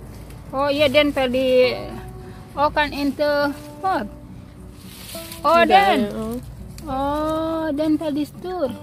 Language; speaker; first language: Swedish; non-native, learner; Indonesian